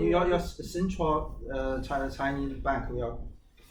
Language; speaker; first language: English; non-native, learner; Chinese